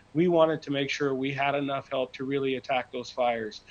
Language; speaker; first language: English; native; English